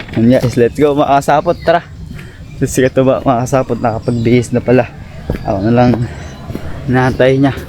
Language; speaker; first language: Filipino; native; Filipino